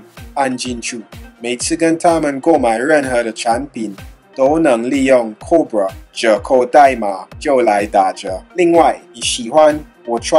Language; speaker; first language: Chinese; non-native, fluent; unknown